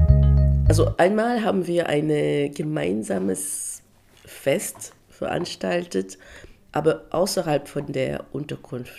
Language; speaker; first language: German; non-native, fluent; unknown